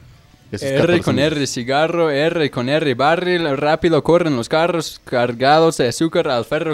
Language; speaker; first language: Spanish; non-native, fluent; English